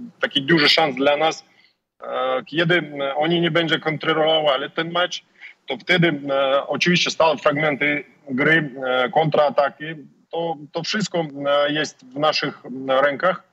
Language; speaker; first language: Polish; non-native, learner; Russian